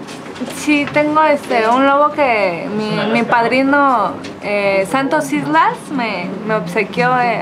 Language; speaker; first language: Spanish; native; Spanish